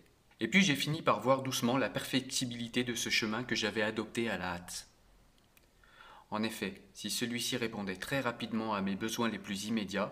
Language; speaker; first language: French; native; French